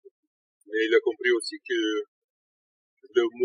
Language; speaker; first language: French; non-native, learner; Russian